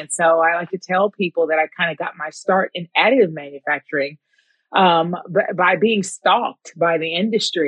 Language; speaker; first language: English; native; English